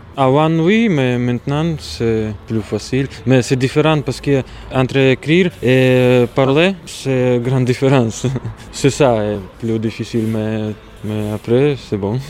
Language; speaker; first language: French; non-native, fluent; Latvian